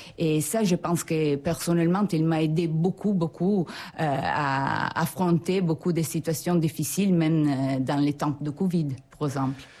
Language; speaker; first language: French; non-native, fluent; Italian